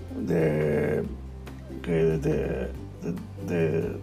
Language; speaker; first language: Spanish; non-native, learner; English